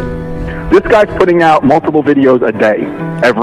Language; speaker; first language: English; native; English